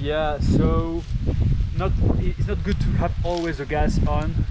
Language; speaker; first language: English; non-native, fluent; Spanish